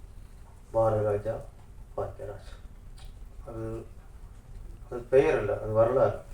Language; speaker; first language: Tamil; native; Tamil